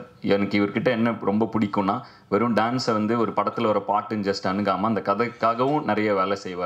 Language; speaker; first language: Tamil; native; Tamil